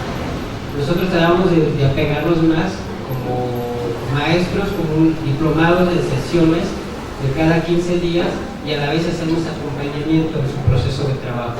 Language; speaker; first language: Spanish; non-native, local second language; Tzotzil